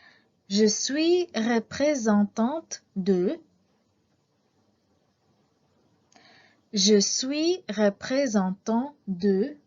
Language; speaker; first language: French; non-native, fluent; Indonesian